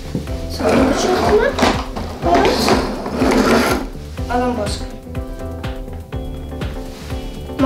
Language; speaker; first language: Persian; early bilingual, heritage; Persian